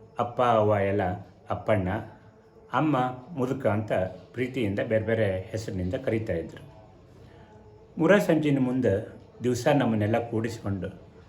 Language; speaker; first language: Kannada; native; Kannada